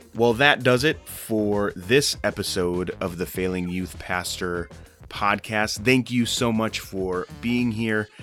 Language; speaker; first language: English; native; English